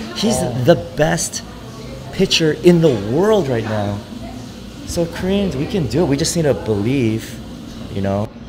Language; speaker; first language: English; early bilingual, other home language; Korean